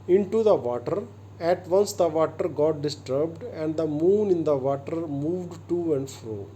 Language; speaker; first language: English; non-native, local second language; Punjabi